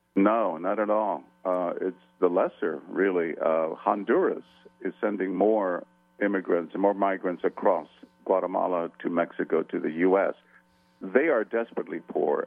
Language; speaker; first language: English; early bilingual, other home language; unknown